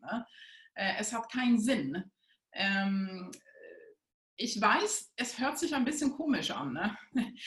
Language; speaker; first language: German; non-native, fluent; Swedish